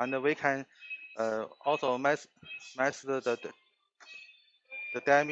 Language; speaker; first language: English; non-native, learner; Chinese